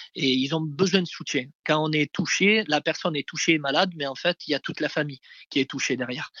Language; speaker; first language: French; native; French